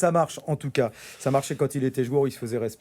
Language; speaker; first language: French; native; French